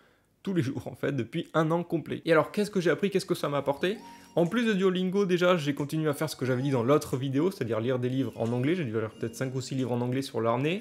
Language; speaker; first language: French; native; French